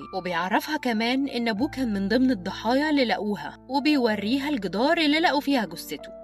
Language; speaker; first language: Arabic; native; Arabic